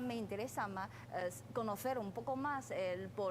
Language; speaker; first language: Spanish; non-native, fluent; Chinese